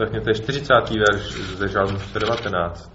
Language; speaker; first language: Czech; native; Czech